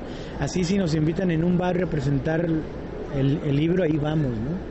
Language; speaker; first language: Spanish; native; Spanish